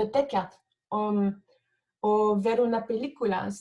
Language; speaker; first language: Spanish; non-native, fluent; French